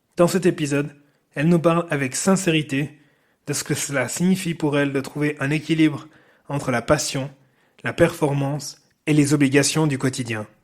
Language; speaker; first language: French; native; French